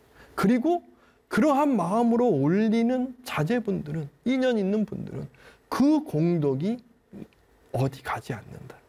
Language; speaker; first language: Korean; native; Korean